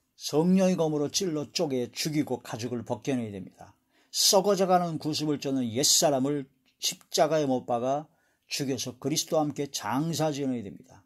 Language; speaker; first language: Korean; native; Korean